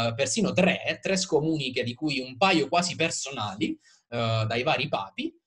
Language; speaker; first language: Italian; native; Italian